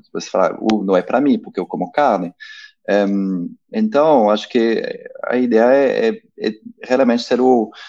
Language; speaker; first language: Portuguese; non-native, fluent; French